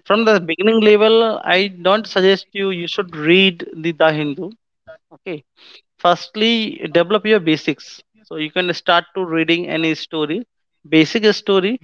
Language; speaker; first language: English; non-native, local second language; Hindi